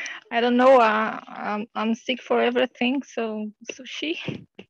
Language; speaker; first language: English; non-native, learner; Portuguese